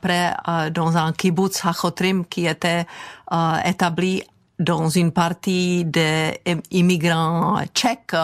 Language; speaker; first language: French; non-native, fluent; Czech